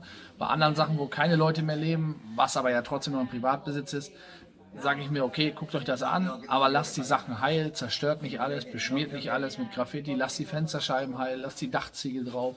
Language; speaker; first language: German; native; German